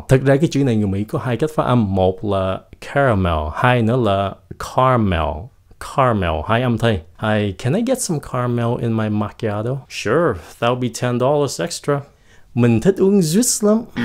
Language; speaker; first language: Vietnamese; early bilingual, heritage; Vietnamese